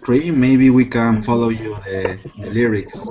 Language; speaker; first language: English; non-native, fluent; Spanish